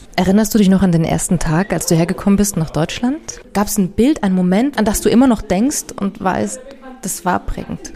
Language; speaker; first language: German; native; German